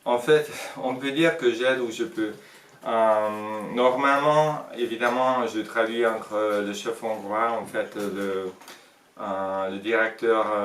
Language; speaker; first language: French; non-native, fluent; Hungarian